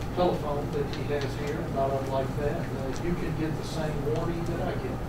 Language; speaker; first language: English; native; English